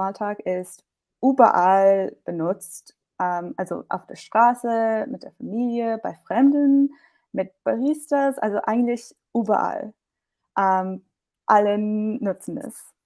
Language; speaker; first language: German; non-native, fluent; English